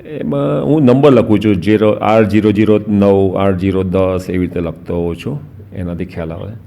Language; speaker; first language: Gujarati; native; Gujarati